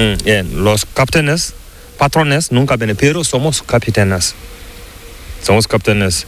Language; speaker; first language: Spanish; non-native, learner; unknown